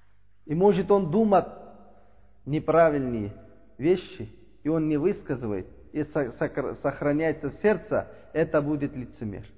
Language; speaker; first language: Russian; non-native, learner; Uzbek